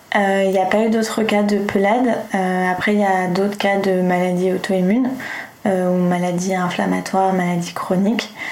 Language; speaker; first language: French; native; French